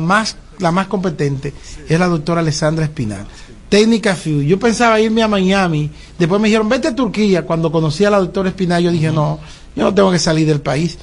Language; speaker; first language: Spanish; native; Spanish